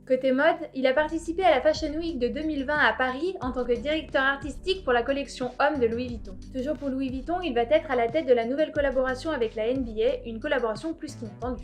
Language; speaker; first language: French; native; French